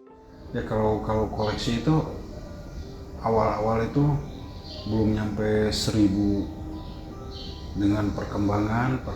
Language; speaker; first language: Indonesian; native; Indonesian